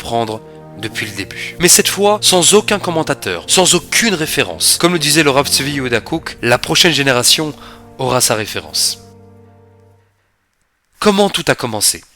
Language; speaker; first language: French; native; French